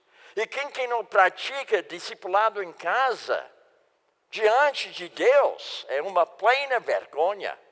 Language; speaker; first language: Portuguese; non-native, fluent; English